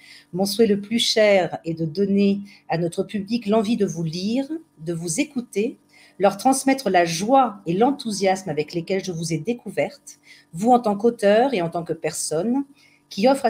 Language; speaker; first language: French; native; French